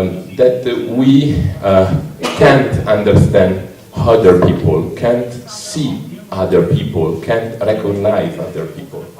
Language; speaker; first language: English; non-native, learner; Italian